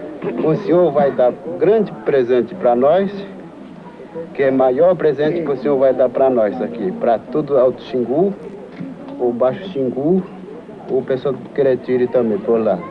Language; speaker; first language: Portuguese; non-native, local second language; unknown